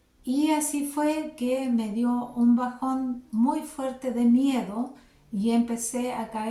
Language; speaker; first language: Spanish; native; Spanish